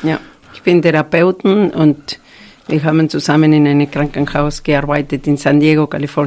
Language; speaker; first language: German; non-native, fluent; Spanish